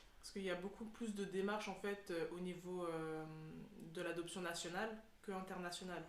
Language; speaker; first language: French; native; French